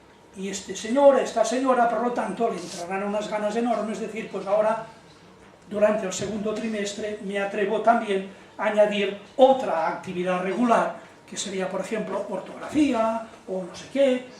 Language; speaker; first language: Spanish; native; Spanish